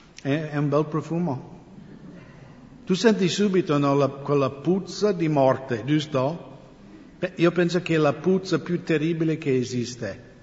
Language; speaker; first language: Italian; non-native, fluent; English